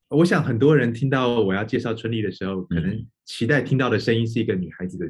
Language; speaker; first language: Chinese; native; Chinese